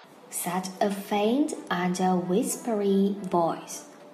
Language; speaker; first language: English; non-native, fluent; Chinese